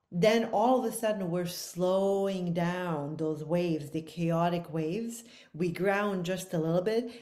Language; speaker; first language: English; non-native, fluent; Bosnian